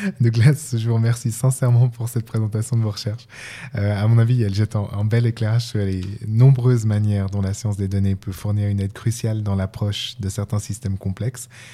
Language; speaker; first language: French; native; French